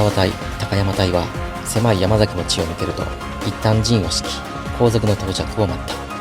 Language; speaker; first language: Japanese; native; Japanese